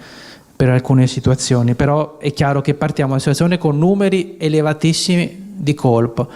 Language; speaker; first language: Italian; native; Italian